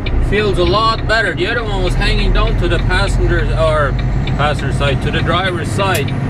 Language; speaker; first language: English; non-native, fluent; Low German